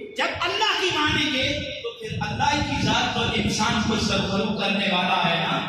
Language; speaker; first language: Urdu; non-native, local second language; Punjabi